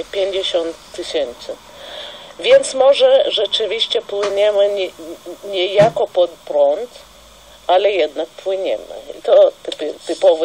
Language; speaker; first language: Polish; non-native, fluent; Russian